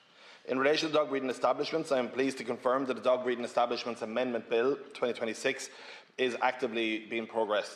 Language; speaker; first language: English; native; English